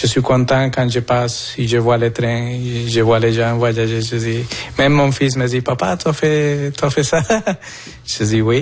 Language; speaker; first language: French; non-native, fluent; Spanish